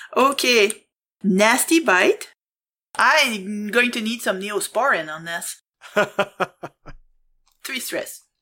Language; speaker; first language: English; non-native, fluent; French